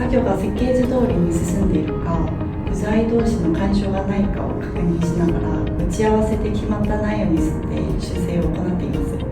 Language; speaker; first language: Japanese; non-native, fluent; Korean